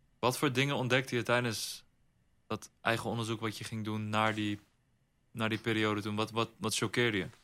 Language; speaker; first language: Dutch; native; Dutch